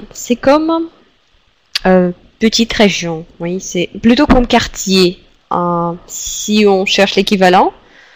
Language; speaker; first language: French; non-native, fluent; Russian